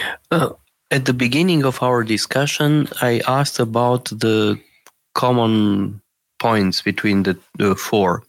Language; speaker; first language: English; non-native, fluent; Romanian